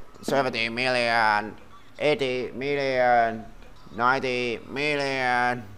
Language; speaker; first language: English; non-native, learner; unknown